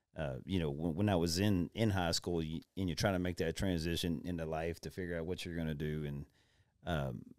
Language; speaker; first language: English; native; English